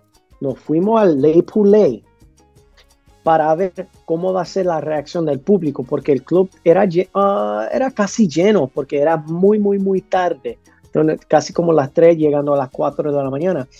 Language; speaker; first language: Spanish; early bilingual, heritage; English